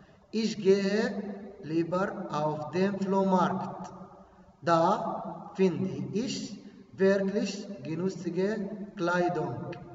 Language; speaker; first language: German; non-native, fluent; Arabic